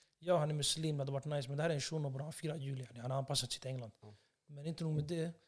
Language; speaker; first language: Swedish; early bilingual, other home language; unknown